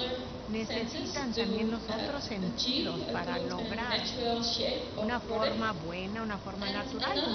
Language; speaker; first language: Spanish; non-native, fluent; Dutch